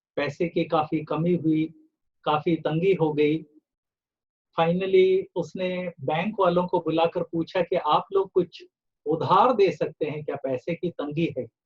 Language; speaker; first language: Hindi; native; Hindi